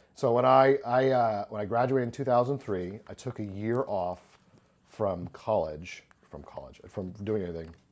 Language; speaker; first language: English; native; English